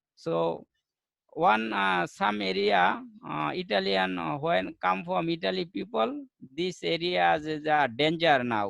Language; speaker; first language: English; non-native, learner; Bangla